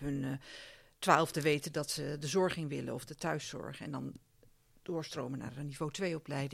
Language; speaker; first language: Dutch; native; Dutch